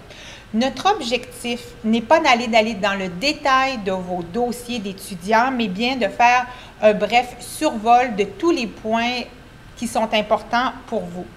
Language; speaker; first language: French; native; French